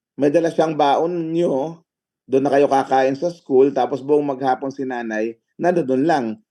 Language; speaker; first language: Filipino; native; Filipino